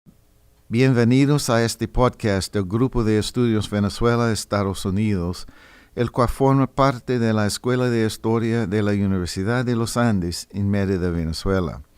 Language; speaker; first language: Spanish; non-native, fluent; English